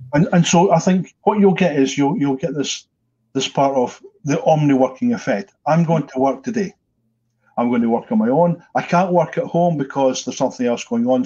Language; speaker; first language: English; native; English